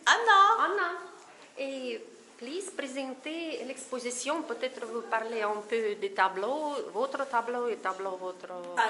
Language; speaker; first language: French; non-native, learner; Russian